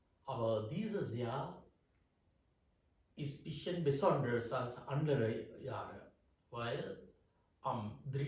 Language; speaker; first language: German; non-native, learner; Sinhala